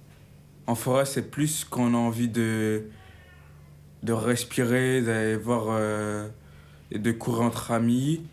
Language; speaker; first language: French; native; French